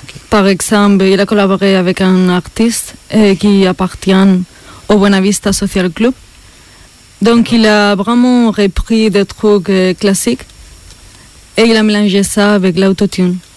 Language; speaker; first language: French; non-native, fluent; Spanish